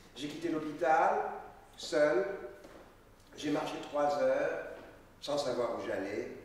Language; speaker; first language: French; native; French